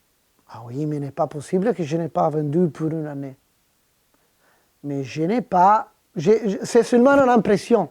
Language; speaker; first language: French; non-native, fluent; Italian